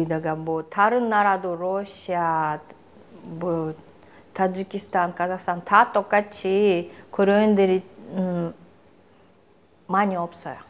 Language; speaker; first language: Korean; non-native, local second language; Russian